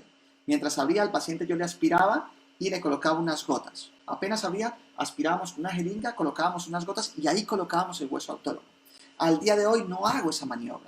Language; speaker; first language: Spanish; native; Spanish